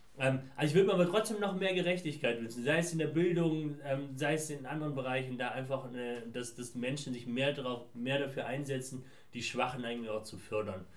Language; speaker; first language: German; early bilingual, other home language; Persian